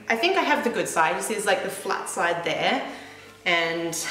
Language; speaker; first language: English; native; English